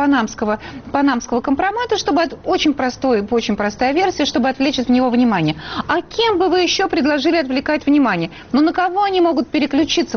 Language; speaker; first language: Russian; native; Russian